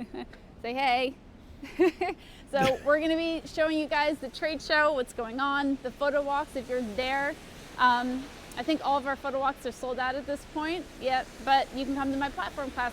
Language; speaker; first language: English; native; English